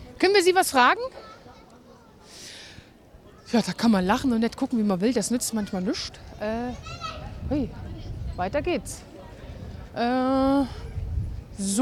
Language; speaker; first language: German; native; German